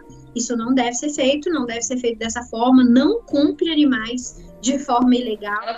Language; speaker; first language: Portuguese; native; Portuguese